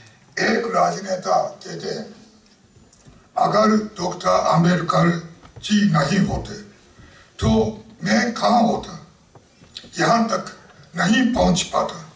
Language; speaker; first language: Hindi; non-native, fluent; Japanese